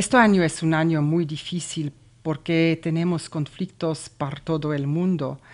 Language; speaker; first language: Spanish; non-native, learner; German